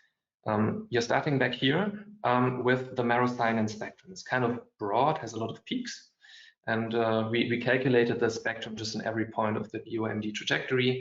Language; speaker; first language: English; non-native, fluent; German